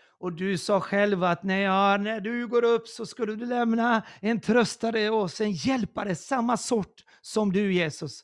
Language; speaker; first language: Swedish; non-native, fluent; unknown